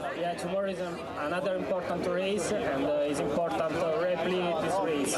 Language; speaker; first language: English; non-native, learner; Italian